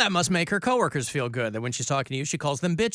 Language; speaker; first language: English; native; English